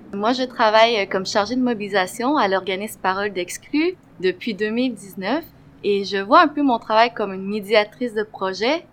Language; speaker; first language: French; native; French